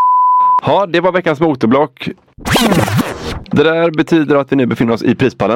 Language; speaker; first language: Swedish; native; Swedish